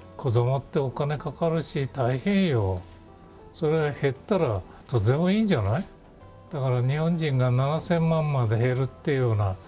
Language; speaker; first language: Japanese; native; Japanese